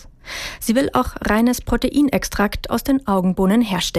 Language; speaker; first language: German; native; German